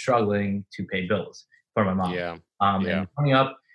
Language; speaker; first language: English; non-native, fluent; Russian